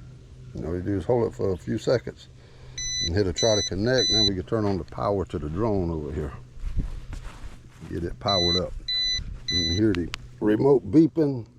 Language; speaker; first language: English; native; English